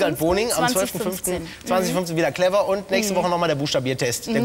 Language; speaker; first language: German; native; German